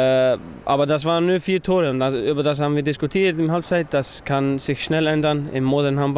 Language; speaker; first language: German; non-native, fluent; Icelandic